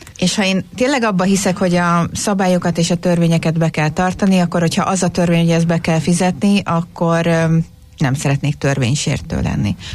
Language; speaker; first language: Hungarian; native; Hungarian